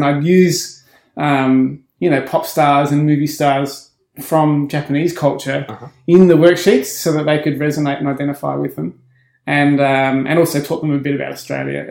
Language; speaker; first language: English; native; English